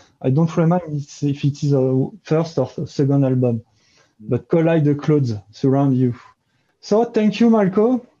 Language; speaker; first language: English; non-native, learner; French